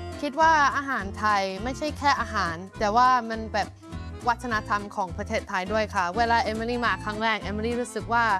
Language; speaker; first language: Thai; non-native, fluent; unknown